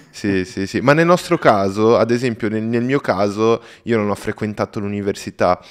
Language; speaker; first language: Italian; non-native, fluent; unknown